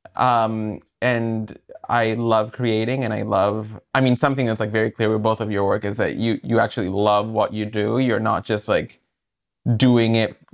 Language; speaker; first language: English; non-native, fluent; Spanish